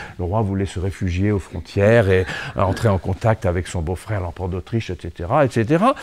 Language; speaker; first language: French; native; French